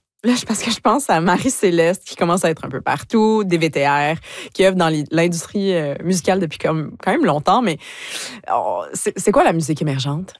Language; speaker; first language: French; native; French